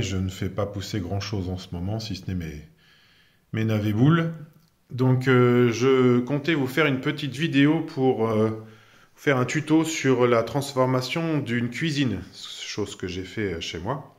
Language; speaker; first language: French; native; French